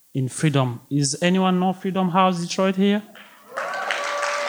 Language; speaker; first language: English; non-native, fluent; Rundi